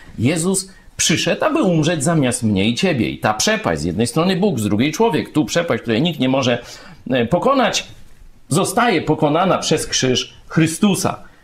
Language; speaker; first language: Polish; native; Polish